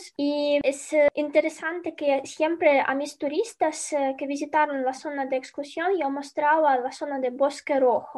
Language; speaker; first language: Spanish; non-native, fluent; Ukrainian